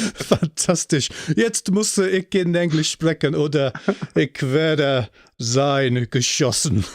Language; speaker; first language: German; non-native, learner; English